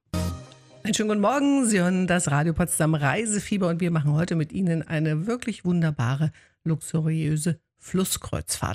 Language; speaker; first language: German; native; German